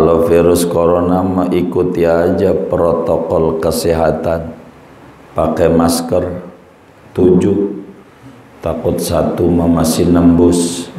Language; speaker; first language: Indonesian; native; Indonesian